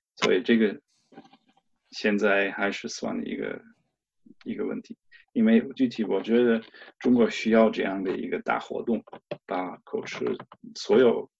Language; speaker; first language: Chinese; non-native, fluent; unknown